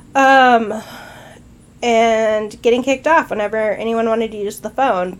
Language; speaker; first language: English; native; English